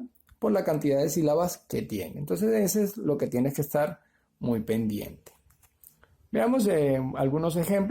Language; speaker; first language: Spanish; native; Spanish